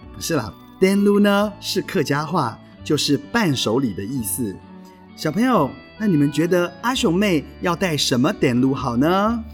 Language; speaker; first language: Chinese; non-native, local second language; Hakka Chinese